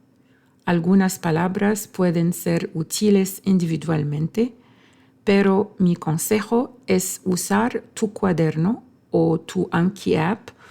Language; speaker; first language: Spanish; non-native, fluent; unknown